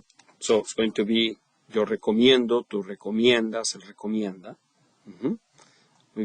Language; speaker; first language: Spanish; non-native, fluent; English